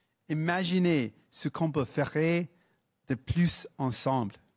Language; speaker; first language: French; non-native, fluent; English